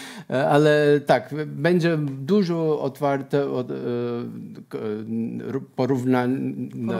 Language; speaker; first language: Polish; non-native, learner; Portuguese